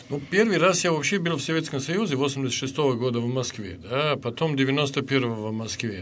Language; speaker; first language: Russian; non-native, fluent; Serbian